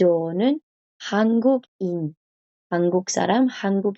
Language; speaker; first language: Korean; non-native, fluent; Spanish